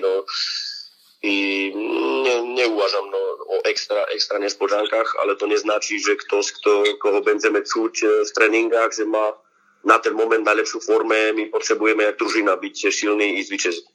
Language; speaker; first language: Polish; non-native, learner; Slovak